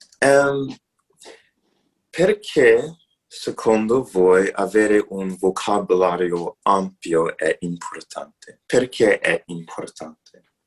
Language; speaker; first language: Italian; non-native, learner; English